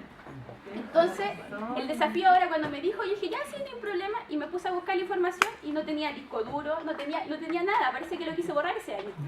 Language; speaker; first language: Spanish; native; Spanish